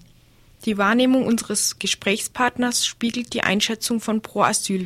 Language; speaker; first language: German; native; German